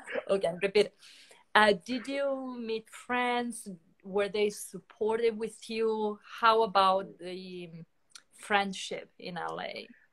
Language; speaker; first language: English; non-native, fluent; Italian